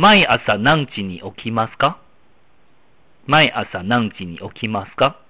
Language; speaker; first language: Japanese; non-native, fluent; Chinese